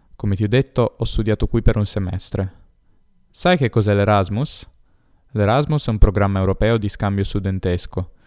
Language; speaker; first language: Italian; native; Italian